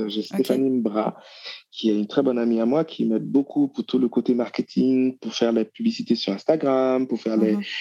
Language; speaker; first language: French; non-native, local second language; Haitian Creole